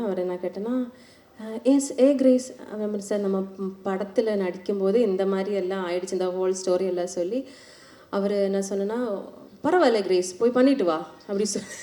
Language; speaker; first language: Tamil; non-native, learner; Malayalam